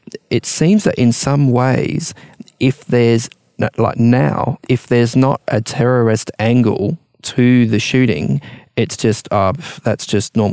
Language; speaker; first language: English; native; English